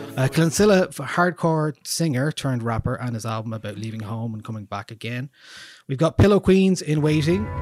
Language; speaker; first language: English; native; English